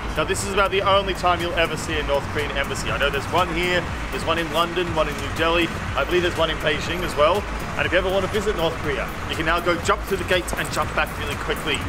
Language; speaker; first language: English; native; English